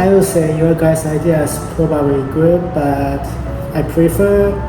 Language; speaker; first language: English; non-native, fluent; Japanese